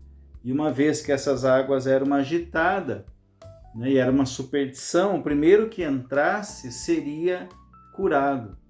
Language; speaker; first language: Portuguese; native; Portuguese